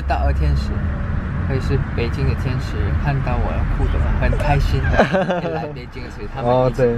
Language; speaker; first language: Chinese; non-native, learner; Thai